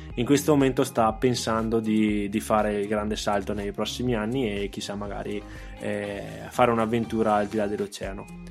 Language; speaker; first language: Italian; native; Italian